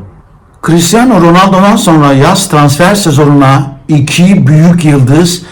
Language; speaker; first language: Turkish; native; Turkish